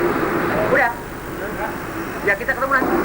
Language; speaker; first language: Indonesian; non-native, learner; Korean